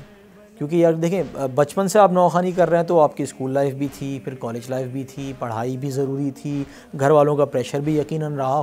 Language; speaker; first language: Urdu; native; Urdu